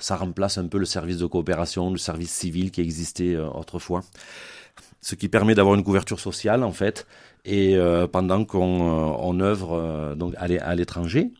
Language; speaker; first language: French; native; French